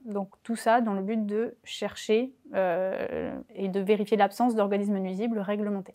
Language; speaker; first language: French; native; French